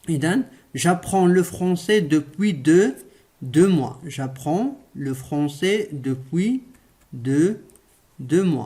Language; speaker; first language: French; non-native, local second language; Arabic